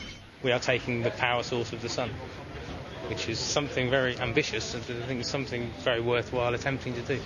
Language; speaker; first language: English; native; English